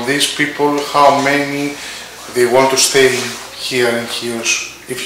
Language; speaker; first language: English; non-native, learner; Greek